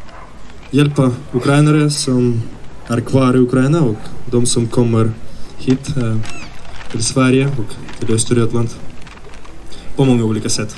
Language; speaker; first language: Swedish; non-native, fluent; Ukrainian